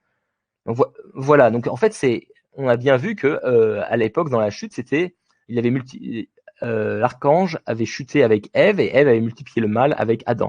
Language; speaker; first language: French; native; French